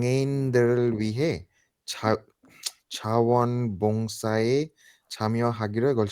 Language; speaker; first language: Korean; non-native, learner; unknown